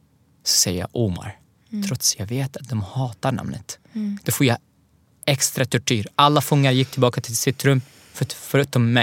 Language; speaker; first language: Swedish; non-native, fluent; Arabic